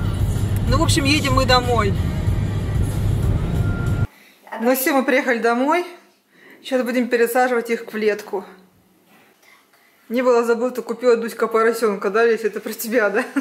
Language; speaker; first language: Russian; native; Russian